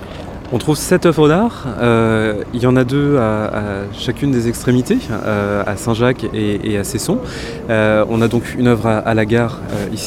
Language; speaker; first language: French; native; French